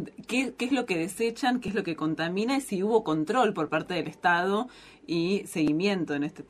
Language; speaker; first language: Spanish; native; Spanish